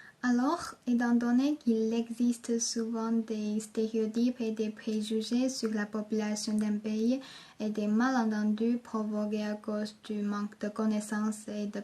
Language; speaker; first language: French; non-native, learner; Chinese